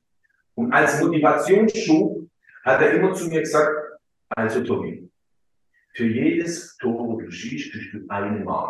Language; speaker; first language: German; early bilingual, other home language; Croatian